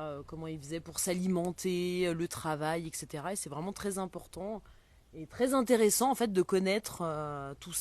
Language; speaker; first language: French; native; French